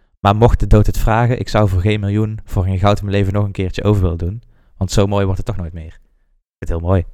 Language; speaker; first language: Dutch; native; Dutch